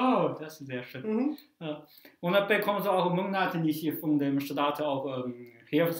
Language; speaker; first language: German; non-native, fluent; Chinese